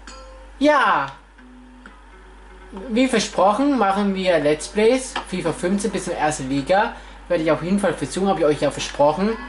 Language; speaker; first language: German; non-native, fluent; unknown